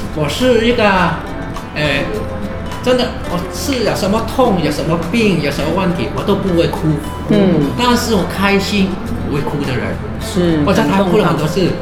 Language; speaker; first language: Chinese; non-native, fluent; Cantonese